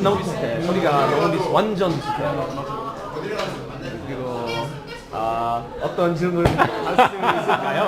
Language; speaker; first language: Korean; non-native, learner; English